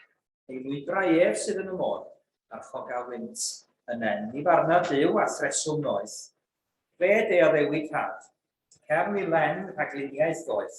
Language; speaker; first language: Welsh; native; Welsh